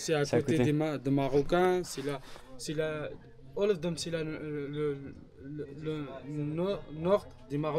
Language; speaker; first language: French; non-native, learner; Arabic